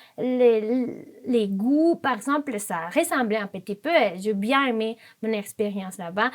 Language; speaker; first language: French; non-native, fluent; Spanish